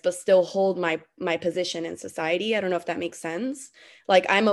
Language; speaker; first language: English; non-native, fluent; Spanish